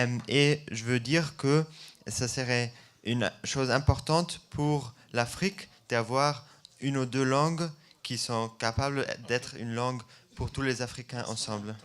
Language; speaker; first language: French; non-native, fluent; German